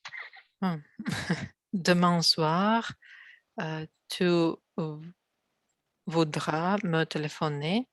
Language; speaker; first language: French; non-native, learner; Russian